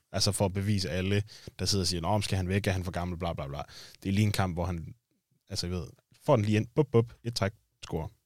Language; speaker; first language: Danish; native; Danish